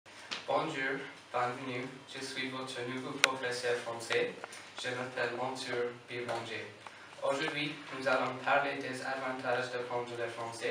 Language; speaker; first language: French; non-native, learner; English